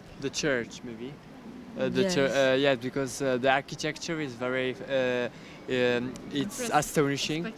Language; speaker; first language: English; non-native, fluent; Italian